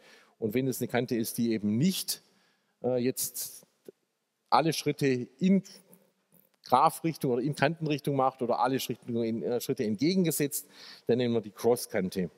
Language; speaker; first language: German; native; German